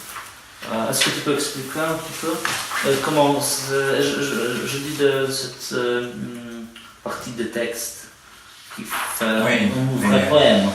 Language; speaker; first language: French; non-native, fluent; Polish